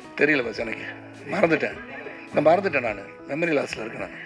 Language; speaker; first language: Tamil; native; Tamil